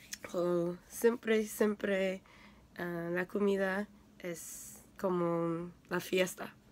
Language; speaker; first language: Spanish; non-native, learner; English